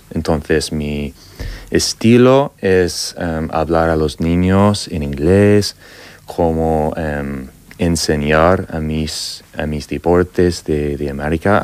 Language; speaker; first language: Spanish; non-native, fluent; English